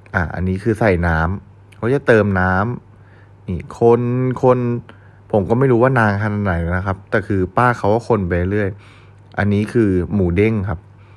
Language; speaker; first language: Thai; native; Thai